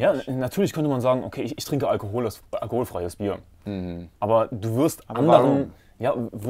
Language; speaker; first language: German; native; German